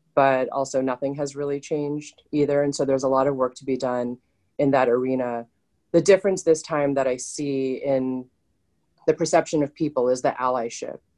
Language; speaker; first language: English; native; English